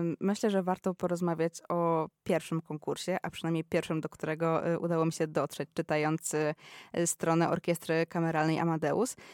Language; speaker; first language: Polish; native; Polish